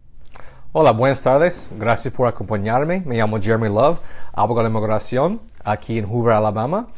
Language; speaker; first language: Spanish; non-native, fluent; English